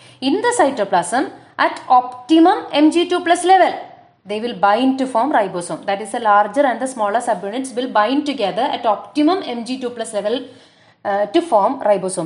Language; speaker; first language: English; non-native, local second language; Malayalam